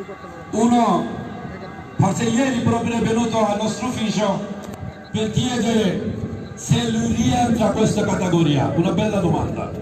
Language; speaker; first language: Italian; non-native, fluent; Bangla